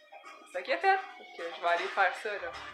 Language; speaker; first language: French; native; French